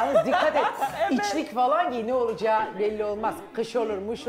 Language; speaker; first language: Turkish; native; Turkish